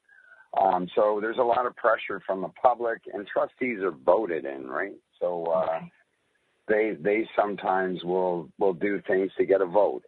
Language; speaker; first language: English; native; English